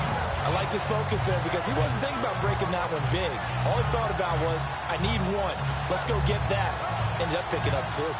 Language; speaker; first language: English; native; English